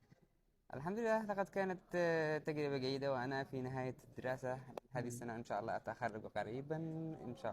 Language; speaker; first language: Arabic; non-native, learner; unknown